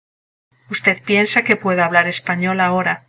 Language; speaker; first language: Spanish; non-native, learner; English